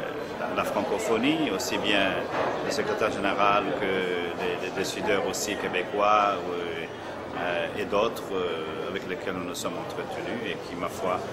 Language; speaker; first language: French; non-native, fluent; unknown